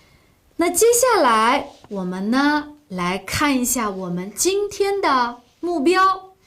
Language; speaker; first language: Chinese; non-native, local second language; Uyghur